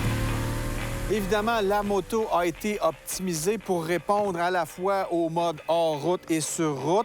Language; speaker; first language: French; native; French